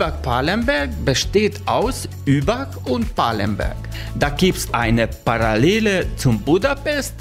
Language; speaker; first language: German; non-native, learner; Hungarian